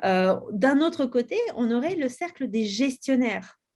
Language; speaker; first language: French; native; French